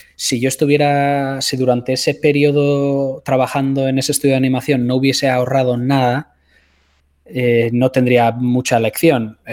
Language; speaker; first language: Spanish; native; Spanish